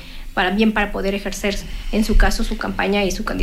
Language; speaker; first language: Spanish; native; Spanish